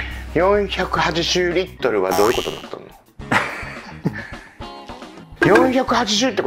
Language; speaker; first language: Japanese; native; Japanese